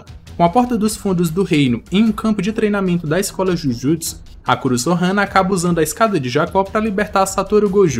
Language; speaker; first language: Portuguese; native; Portuguese